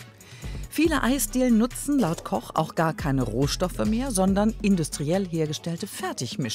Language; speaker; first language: German; native; German